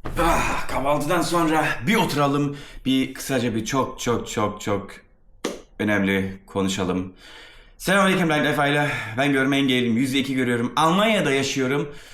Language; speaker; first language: Turkish; early bilingual, heritage; Turkish